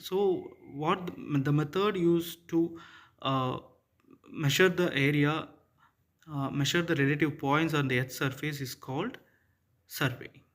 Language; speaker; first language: English; non-native, local second language; Tamil